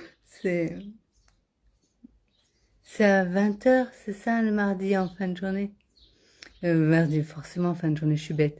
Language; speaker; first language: French; native; French